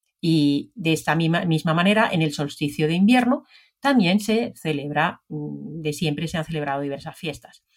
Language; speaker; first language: Spanish; non-native, fluent; Finnish